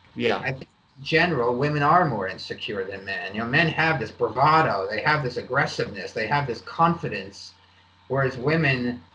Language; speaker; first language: English; native; English